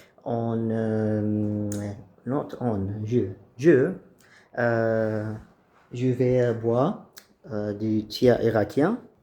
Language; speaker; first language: French; non-native, learner; Arabic